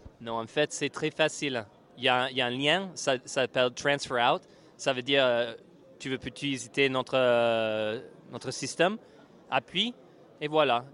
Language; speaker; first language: French; non-native, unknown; English